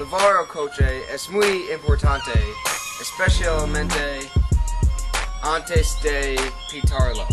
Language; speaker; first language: Spanish; non-native, learner; English